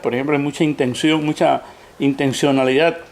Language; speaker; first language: Spanish; native; Spanish